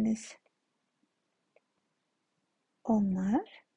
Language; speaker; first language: Turkish; non-native, fluent; Kazakh